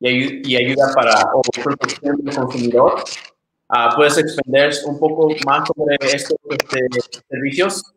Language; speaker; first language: Spanish; early bilingual, other home language; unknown